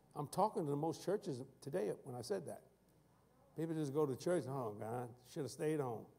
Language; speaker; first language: English; native; English